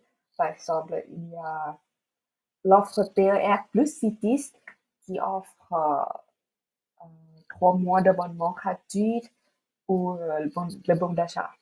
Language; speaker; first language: French; non-native, fluent; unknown